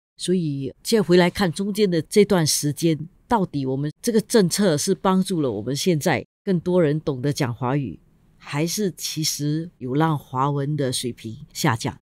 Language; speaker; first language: Chinese; native; Chinese